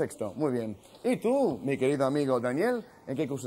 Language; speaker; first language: Spanish; native; Spanish